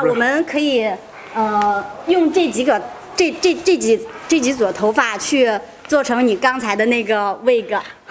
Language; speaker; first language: Chinese; native; Chinese